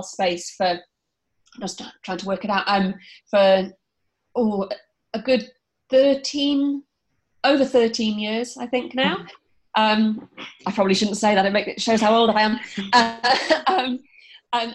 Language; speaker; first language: English; native; English